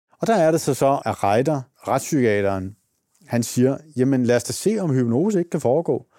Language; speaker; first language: Danish; native; Danish